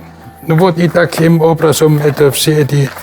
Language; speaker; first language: Russian; non-native, fluent; German